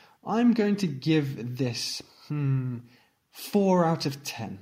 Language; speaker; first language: English; native; English